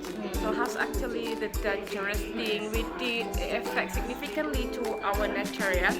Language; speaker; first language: English; non-native, fluent; Indonesian